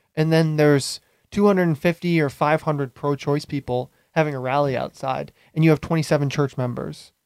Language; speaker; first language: English; native; English